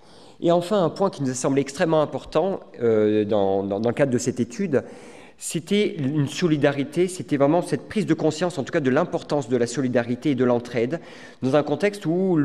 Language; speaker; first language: French; native; French